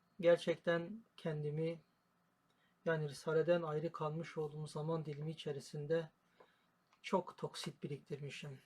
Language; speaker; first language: Turkish; native; Turkish